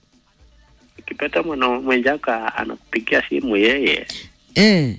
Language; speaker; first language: Swahili; non-native, local second language; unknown